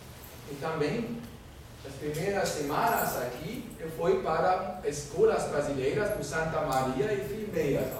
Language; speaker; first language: Portuguese; non-native, fluent; German